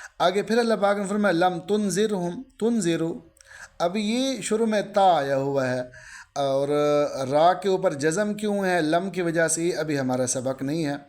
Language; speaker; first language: Urdu; native; Urdu